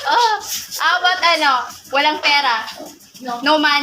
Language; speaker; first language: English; non-native, learner; Cebuano